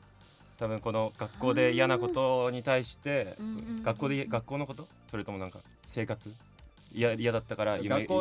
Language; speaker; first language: Japanese; native; Japanese